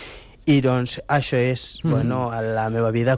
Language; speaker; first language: Catalan; non-native, fluent; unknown